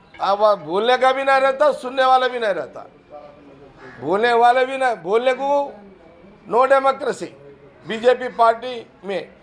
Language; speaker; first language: Hindi; non-native, local second language; Telugu